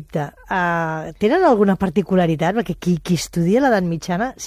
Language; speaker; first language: Catalan; native; Catalan